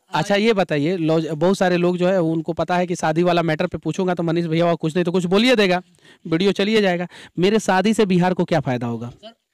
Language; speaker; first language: Hindi; native; Hindi